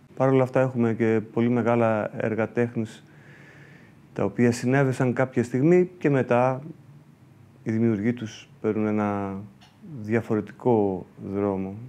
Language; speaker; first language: Greek; early bilingual, heritage; Greek